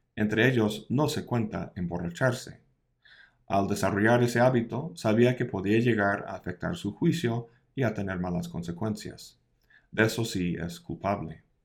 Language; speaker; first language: Spanish; non-native, fluent; English